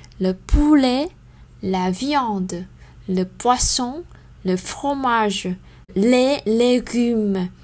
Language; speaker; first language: French; non-native, fluent; Vietnamese